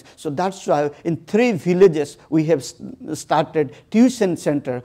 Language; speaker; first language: English; non-native, local second language; Odia